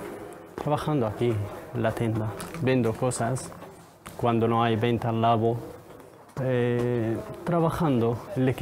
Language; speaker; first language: Spanish; non-native, learner; Arabic